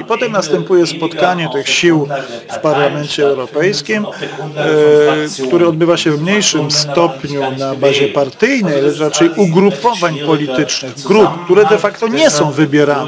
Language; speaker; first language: Polish; native; Polish